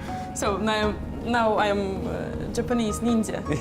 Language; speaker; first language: English; non-native, learner; Russian